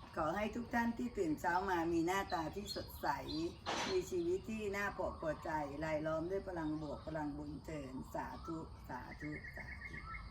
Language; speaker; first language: Thai; native; Thai